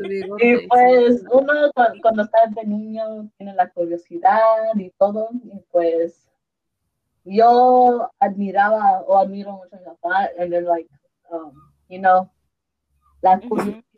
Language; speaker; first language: Spanish; early bilingual, heritage; Spanish